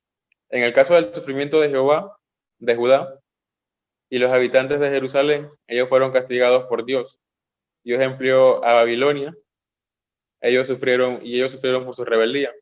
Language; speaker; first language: Spanish; native; Spanish